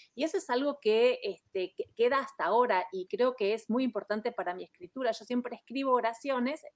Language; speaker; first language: Spanish; native; Spanish